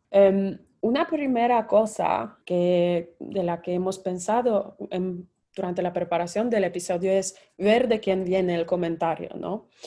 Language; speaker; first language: Spanish; non-native, fluent; Polish